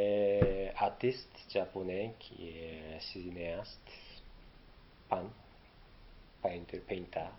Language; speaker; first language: French; non-native, learner; Japanese